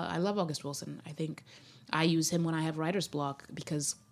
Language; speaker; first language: English; native; English